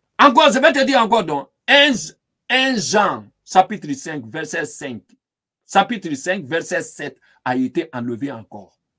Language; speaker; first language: French; non-native, local second language; Lingala